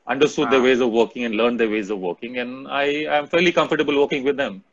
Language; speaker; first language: English; non-native, local second language; Hindi